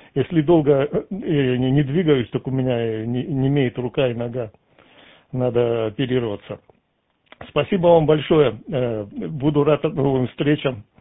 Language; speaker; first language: Russian; native; Russian